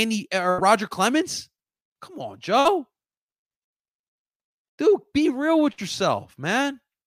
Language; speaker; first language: English; native; English